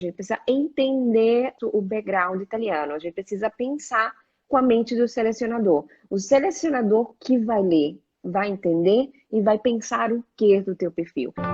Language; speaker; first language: Portuguese; native; Portuguese